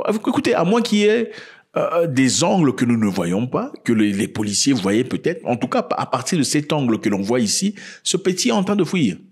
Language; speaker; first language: French; non-native, local second language; Lingala